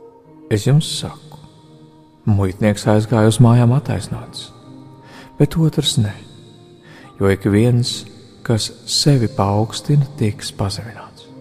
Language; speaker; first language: Latvian; native; Latvian